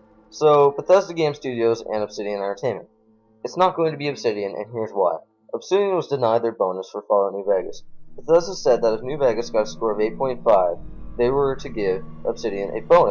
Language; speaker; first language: English; native; English